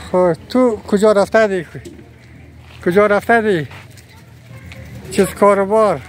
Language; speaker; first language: Persian; native; Persian